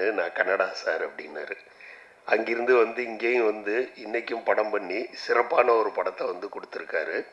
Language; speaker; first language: Tamil; native; Tamil